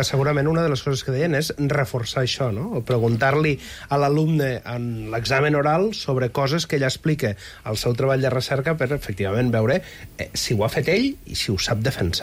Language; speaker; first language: Catalan; native; Catalan